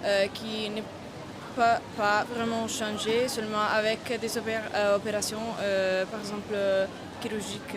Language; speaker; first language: French; non-native, fluent; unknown